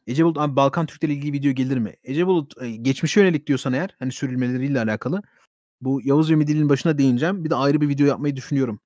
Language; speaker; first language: Turkish; early bilingual, heritage; Turkish